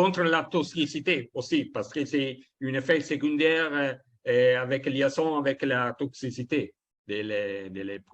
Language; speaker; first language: French; non-native, learner; Italian